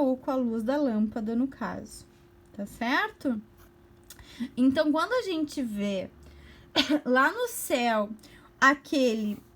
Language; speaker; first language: Portuguese; native; Portuguese